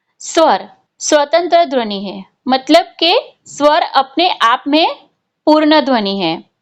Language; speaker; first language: Hindi; non-native, local second language; Gujarati